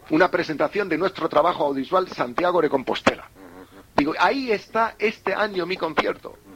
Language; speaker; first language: Spanish; non-native, fluent; German